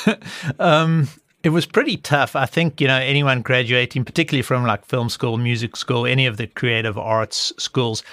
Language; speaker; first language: English; native; English